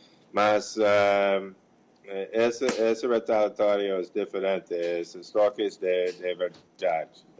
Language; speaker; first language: Portuguese; non-native, fluent; English